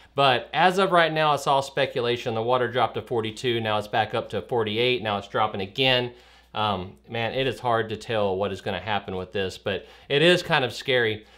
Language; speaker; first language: English; native; English